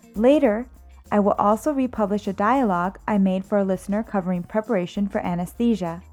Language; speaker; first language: English; native; English